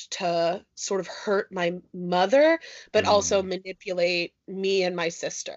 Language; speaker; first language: English; native; English